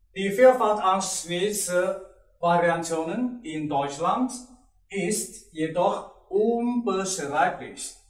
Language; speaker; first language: German; non-native, learner; Chinese